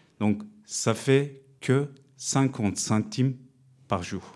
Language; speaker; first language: French; non-native, fluent; Turkish